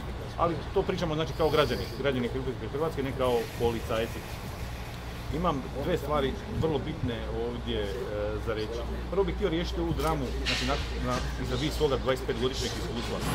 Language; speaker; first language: Croatian; native; Croatian